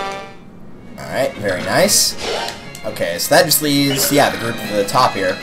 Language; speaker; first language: English; native; English